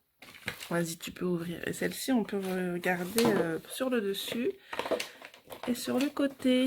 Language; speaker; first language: French; native; French